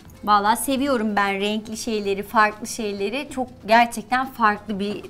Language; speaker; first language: Turkish; native; Turkish